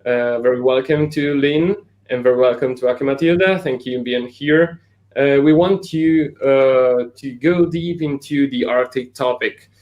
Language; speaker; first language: English; non-native, fluent; Italian